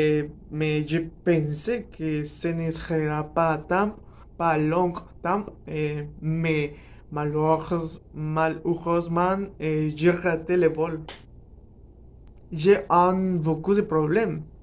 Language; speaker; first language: French; non-native, learner; Spanish